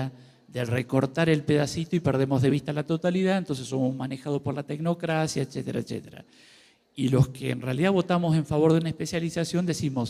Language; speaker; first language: Spanish; native; Spanish